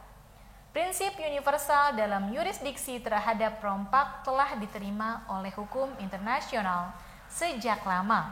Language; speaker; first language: Indonesian; native; Indonesian